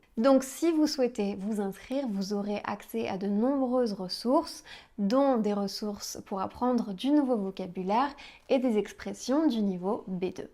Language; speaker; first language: French; native; French